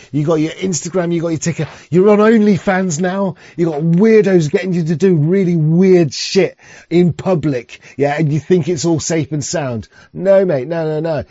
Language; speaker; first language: English; native; English